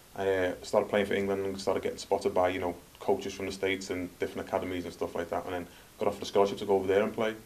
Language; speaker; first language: English; native; English